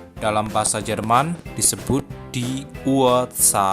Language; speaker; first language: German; non-native, fluent; Indonesian